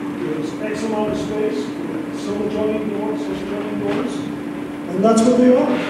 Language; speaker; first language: English; native; English